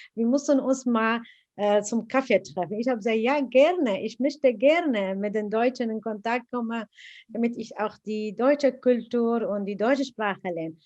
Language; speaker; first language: German; non-native, fluent; Arabic